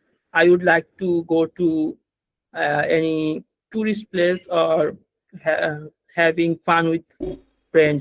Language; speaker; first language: English; non-native, learner; Bangla